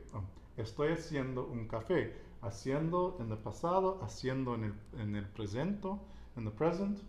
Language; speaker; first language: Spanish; non-native, learner; English